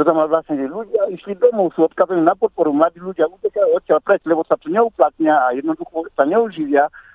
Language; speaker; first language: Slovak; non-native, fluent; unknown